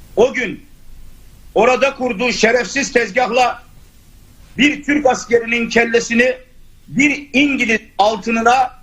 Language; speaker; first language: Turkish; native; Turkish